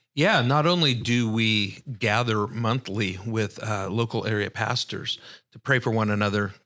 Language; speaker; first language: English; native; English